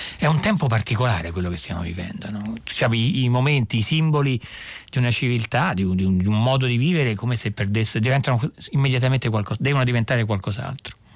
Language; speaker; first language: Italian; native; Italian